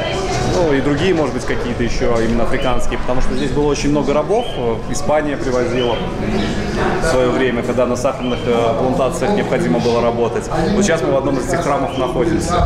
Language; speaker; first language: Russian; native; Russian